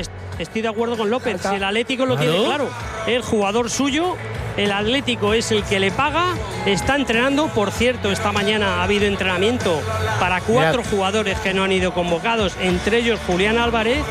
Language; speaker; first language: Spanish; native; Spanish